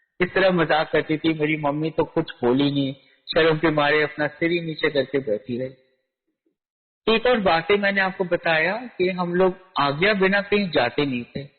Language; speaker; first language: Hindi; native; Hindi